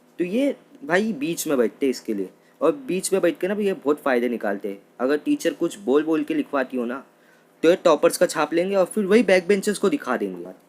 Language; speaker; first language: Hindi; non-native, local second language; Marathi